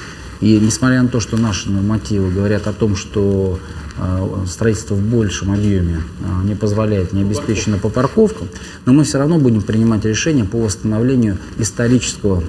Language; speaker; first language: Russian; native; Russian